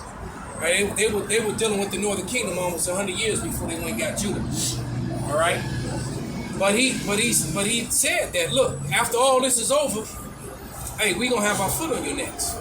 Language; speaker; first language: English; native; English